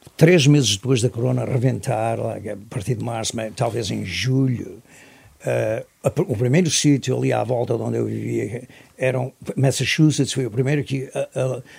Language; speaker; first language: Portuguese; native; Portuguese